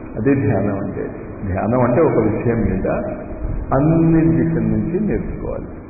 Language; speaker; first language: Telugu; non-native, fluent; Hindi